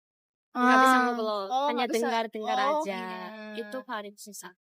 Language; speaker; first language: Indonesian; non-native, fluent; Japanese